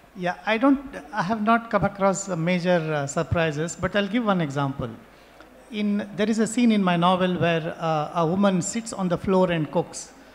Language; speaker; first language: English; non-native, local second language; Konkani